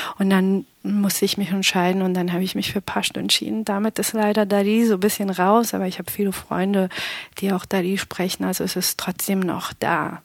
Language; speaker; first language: German; non-native, fluent; Pashto